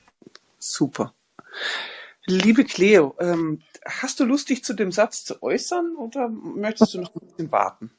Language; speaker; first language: German; native; German